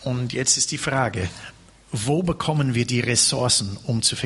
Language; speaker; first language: German; non-native, fluent; English